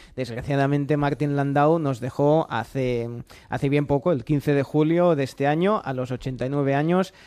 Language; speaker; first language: Spanish; non-native, fluent; English